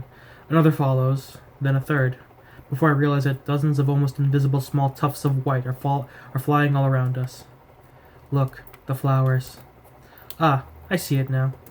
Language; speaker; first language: English; native; English